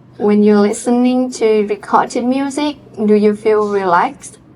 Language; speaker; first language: English; non-native, fluent; Vietnamese